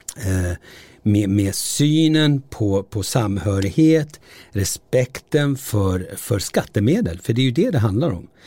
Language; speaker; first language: Swedish; early bilingual, other home language; Turoyo